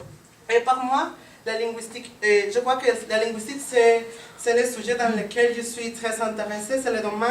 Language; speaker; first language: French; non-native, learner; Spanish